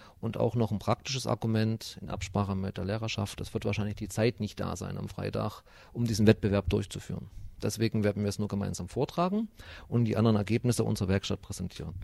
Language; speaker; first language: German; native; German